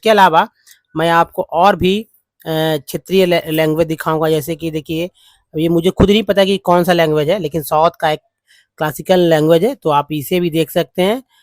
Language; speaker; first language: Hindi; native; Hindi